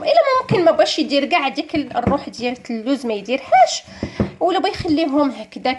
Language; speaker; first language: Arabic; native; Arabic